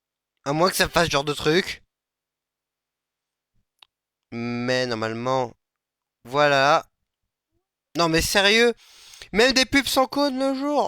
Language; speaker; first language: French; native; French